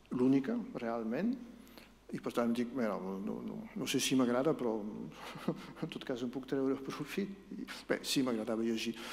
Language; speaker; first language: Catalan; non-native, local second language; French